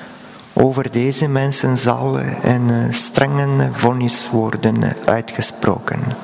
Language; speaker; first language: Dutch; non-native, fluent; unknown